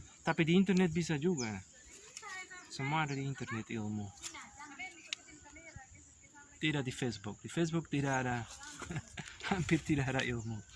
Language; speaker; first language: Indonesian; non-native, learner; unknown